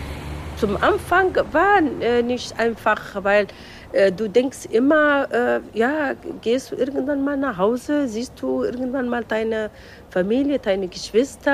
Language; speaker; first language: German; non-native, fluent; Arabic